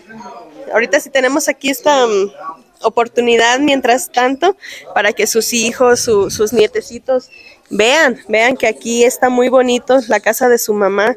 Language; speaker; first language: Spanish; native; Spanish